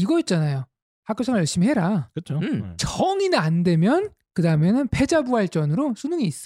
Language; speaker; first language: Korean; native; Korean